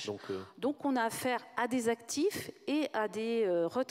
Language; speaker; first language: French; native; French